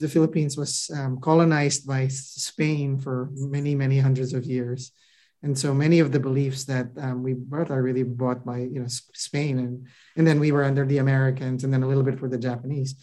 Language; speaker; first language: English; non-native, local second language; Filipino